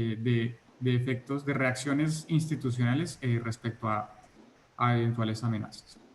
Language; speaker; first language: Spanish; native; Spanish